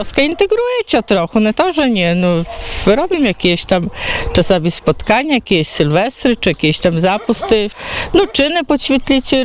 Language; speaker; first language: Polish; non-native, local second language; Ukrainian